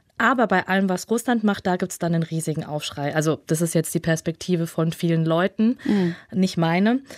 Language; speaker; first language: German; early bilingual, other home language; Russian